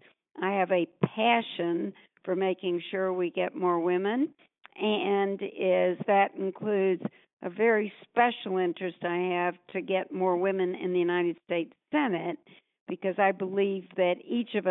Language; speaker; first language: English; native; English